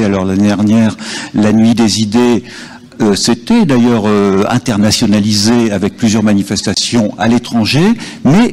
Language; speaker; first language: French; native; French